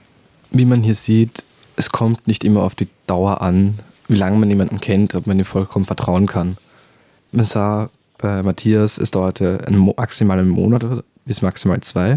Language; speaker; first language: German; native; German